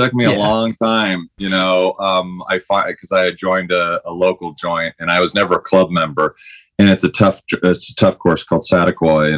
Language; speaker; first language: English; native; English